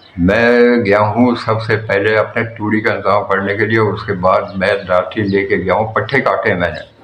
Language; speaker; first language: Urdu; native; Urdu